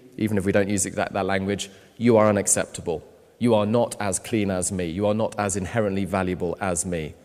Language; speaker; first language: English; native; English